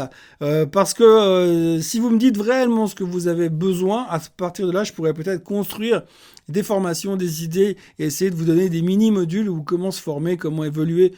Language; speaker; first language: French; native; French